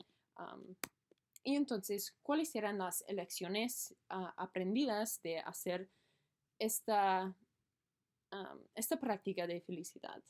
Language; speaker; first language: Spanish; non-native, learner; English